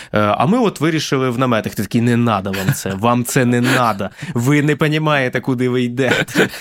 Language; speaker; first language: Ukrainian; native; Ukrainian